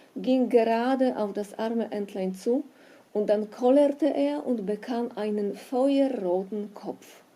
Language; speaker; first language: German; non-native, fluent; Polish